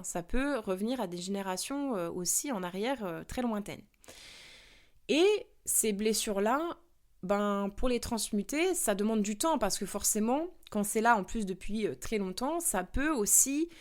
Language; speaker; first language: French; native; French